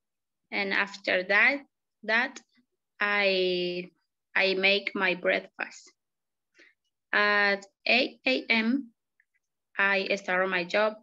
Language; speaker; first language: English; non-native, learner; Spanish